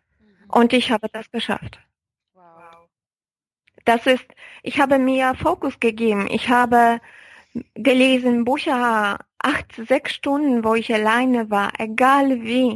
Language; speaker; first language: German; non-native, fluent; Polish